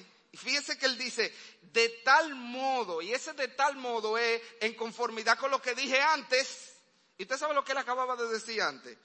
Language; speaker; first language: Spanish; native; Spanish